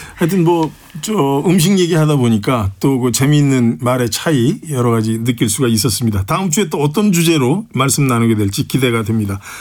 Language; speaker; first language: Korean; native; Korean